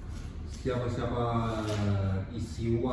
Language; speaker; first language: Indonesian; non-native, learner; Chinese